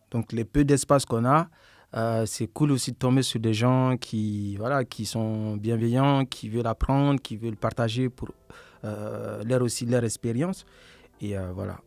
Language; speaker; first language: French; non-native, local second language; Bambara